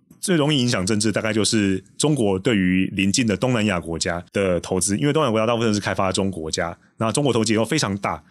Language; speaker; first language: Chinese; native; Chinese